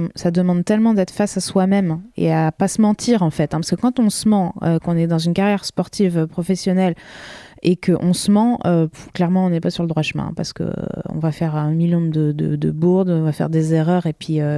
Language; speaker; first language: French; native; French